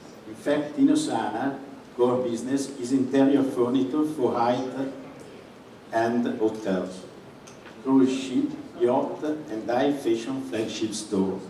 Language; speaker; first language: English; non-native, fluent; Italian